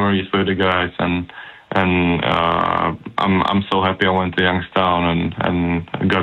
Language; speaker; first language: English; non-native, fluent; Czech